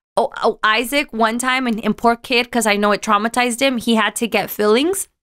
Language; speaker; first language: English; early bilingual, other home language; Spanish